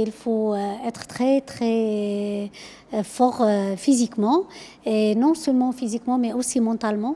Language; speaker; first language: French; non-native, local second language; Arabic